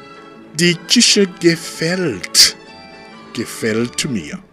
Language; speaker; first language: German; non-native, fluent; Rundi